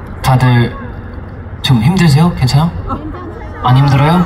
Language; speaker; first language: Korean; non-native, fluent; English